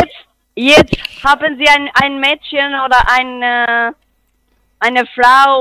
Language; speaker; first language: German; non-native, learner; Spanish